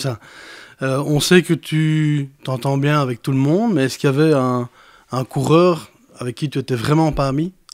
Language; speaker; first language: French; native; French